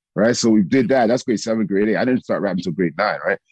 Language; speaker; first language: English; native; English